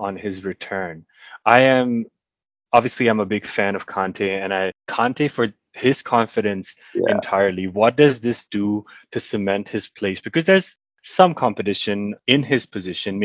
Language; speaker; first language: English; non-native, local second language; Hindi